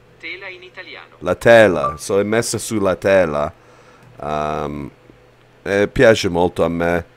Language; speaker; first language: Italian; early bilingual, heritage; Italian